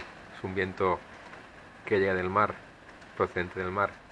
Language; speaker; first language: Spanish; native; Spanish